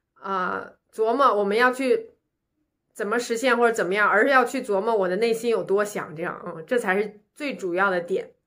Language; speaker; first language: Chinese; native; Chinese